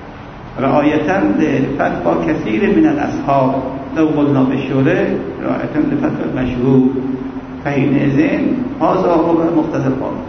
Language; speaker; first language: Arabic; non-native, fluent; Persian